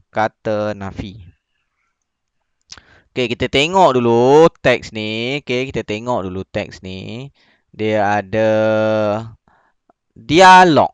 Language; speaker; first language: Malay; native; Malay